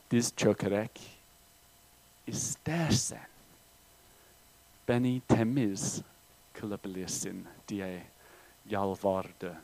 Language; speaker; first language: Turkish; non-native, fluent; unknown